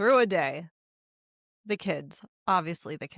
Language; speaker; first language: English; native; English